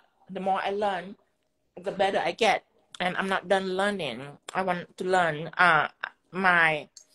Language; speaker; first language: English; non-native, fluent; Vietnamese